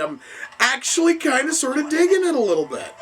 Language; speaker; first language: English; native; English